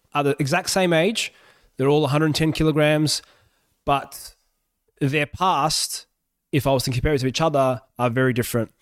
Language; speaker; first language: English; early bilingual, other home language; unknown